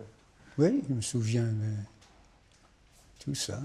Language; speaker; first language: French; non-native, fluent; English